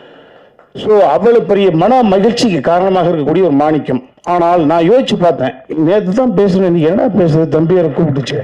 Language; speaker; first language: Tamil; native; Tamil